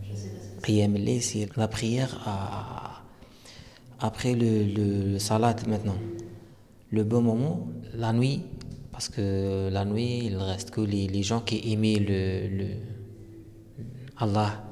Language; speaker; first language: French; non-native, learner; Arabic